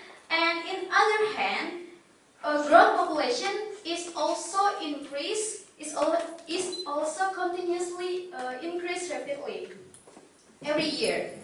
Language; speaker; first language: English; non-native, learner; Indonesian